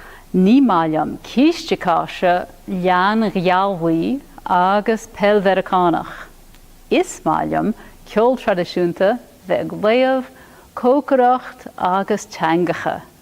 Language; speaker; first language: Irish; non-native, fluent; English